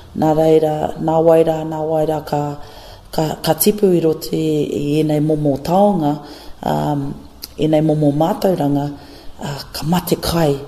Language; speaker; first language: Māori; non-native, local second language; English